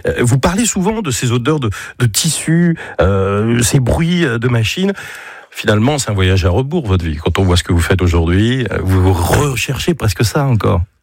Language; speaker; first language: French; native; French